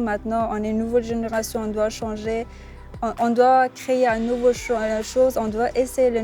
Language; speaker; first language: French; non-native, learner; Persian